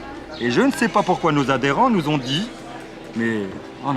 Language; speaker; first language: French; native; French